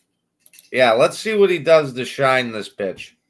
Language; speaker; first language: English; native; English